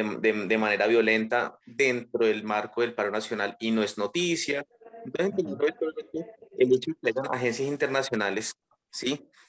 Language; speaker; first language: Spanish; native; Spanish